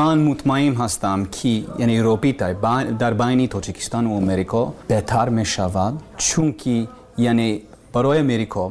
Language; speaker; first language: Persian; non-native, learner; English